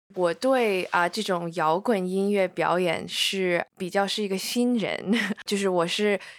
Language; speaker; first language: Chinese; early bilingual, heritage; Chinese